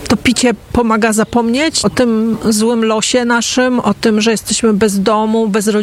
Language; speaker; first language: Polish; native; Polish